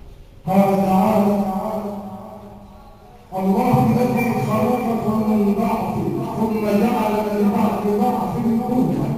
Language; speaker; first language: Arabic; native; Arabic